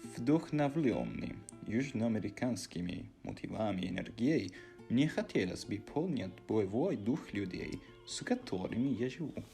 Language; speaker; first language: Russian; non-native, fluent; Italian